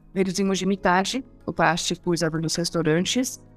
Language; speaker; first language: Portuguese; non-native, fluent; French